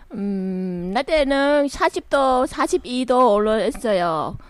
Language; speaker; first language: Korean; non-native, learner; Vietnamese